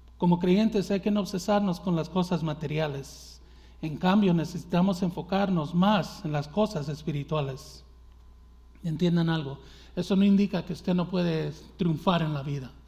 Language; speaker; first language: Spanish; early bilingual, heritage; Spanish